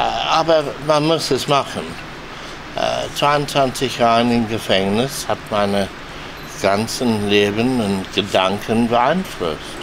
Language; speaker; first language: German; non-native, fluent; English